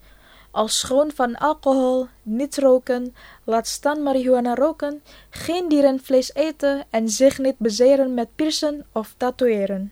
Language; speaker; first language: Dutch; non-native, fluent; Indonesian